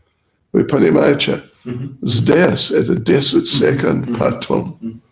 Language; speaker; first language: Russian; non-native, learner; English